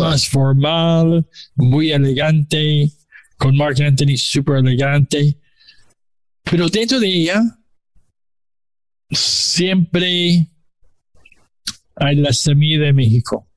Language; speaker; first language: Spanish; non-native, learner; English